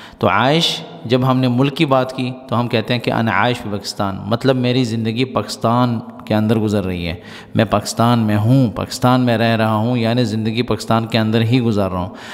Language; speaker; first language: Urdu; non-native, local second language; Pashto